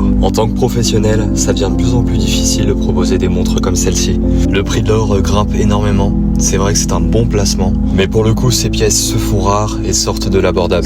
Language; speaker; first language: French; native; French